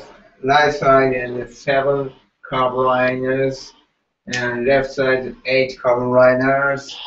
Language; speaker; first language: English; non-native, learner; Japanese